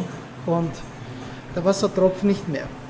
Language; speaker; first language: German; non-native, learner; Turkish